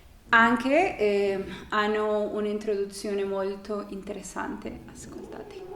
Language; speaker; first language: Italian; non-native, learner; Spanish